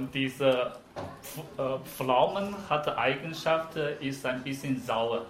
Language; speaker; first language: German; non-native, fluent; Chinese